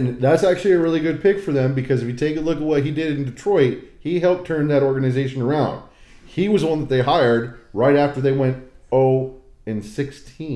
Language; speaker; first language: English; native; English